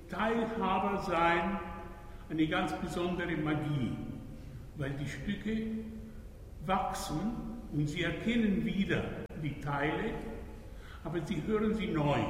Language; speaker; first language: German; non-native, fluent; Italian